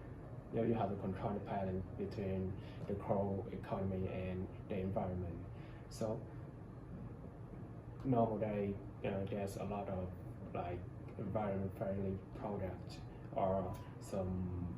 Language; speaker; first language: English; non-native, learner; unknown